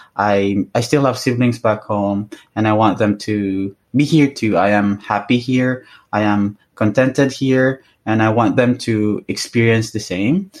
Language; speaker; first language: English; non-native, local second language; Hiligaynon